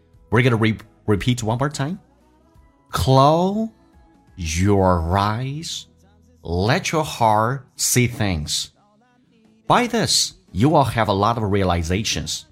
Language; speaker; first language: English; non-native, fluent; Chinese